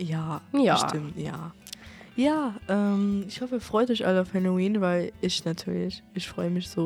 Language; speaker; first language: German; native; German